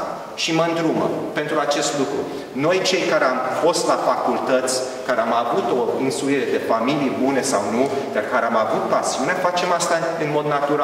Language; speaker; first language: Romanian; early bilingual, heritage; Romanian